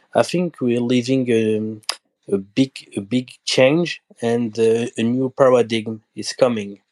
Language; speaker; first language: English; non-native, learner; French